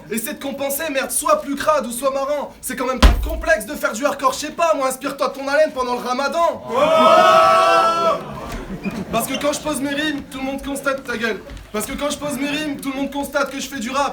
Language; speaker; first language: French; native; French